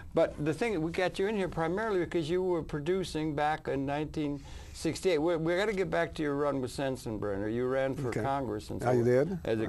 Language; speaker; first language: English; native; English